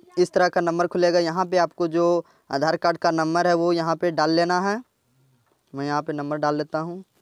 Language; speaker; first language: Hindi; native; Hindi